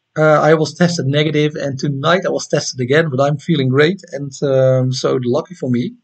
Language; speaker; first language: English; non-native, fluent; Dutch